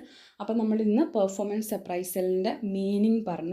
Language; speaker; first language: Malayalam; native; Malayalam